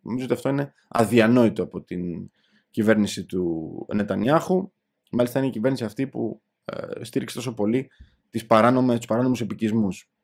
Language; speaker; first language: Greek; native; Greek